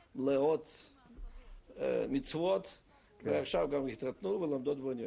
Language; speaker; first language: Hebrew; non-native, fluent; Russian